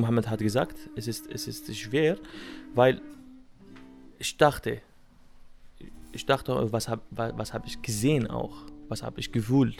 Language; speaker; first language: German; non-native, learner; Arabic